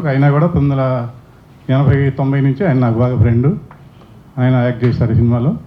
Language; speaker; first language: Telugu; native; Telugu